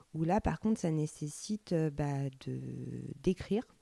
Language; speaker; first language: French; native; French